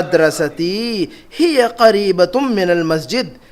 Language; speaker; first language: Arabic; non-native, fluent; Urdu